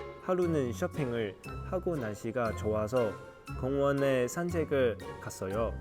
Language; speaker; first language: Korean; non-native, fluent; Cantonese